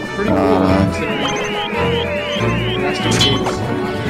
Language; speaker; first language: English; native; English